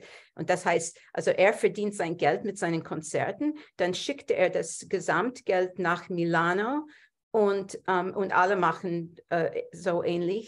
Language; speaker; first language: German; non-native, fluent; English